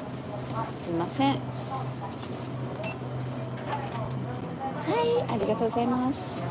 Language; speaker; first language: Japanese; non-native, fluent; French